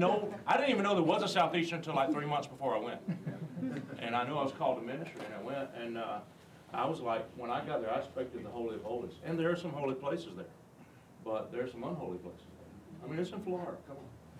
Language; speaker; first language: English; native; English